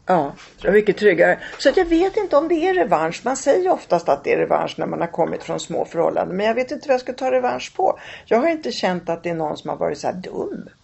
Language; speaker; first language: Swedish; early bilingual, other home language; Italian